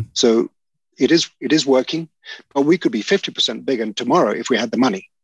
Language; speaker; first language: English; native; English